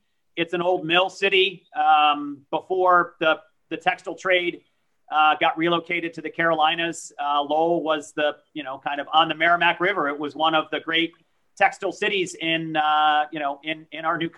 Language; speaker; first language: English; early bilingual, other home language; French